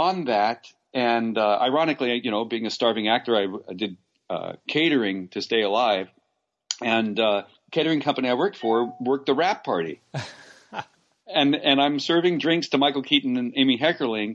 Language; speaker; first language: English; native; English